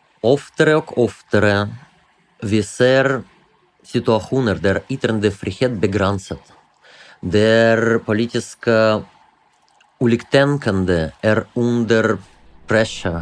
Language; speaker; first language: Swedish; non-native, fluent; Russian